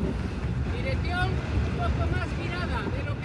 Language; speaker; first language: Spanish; native; Spanish